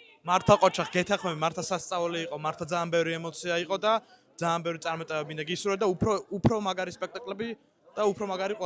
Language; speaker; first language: Georgian; native; Georgian